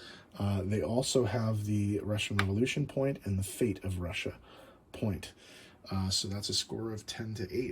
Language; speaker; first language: English; native; English